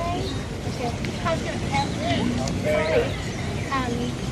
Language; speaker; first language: English; non-native, learner; Thai